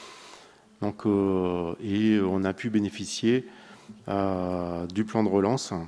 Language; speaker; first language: French; native; French